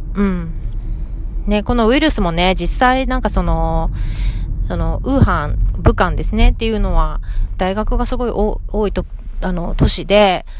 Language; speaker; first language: Japanese; native; Japanese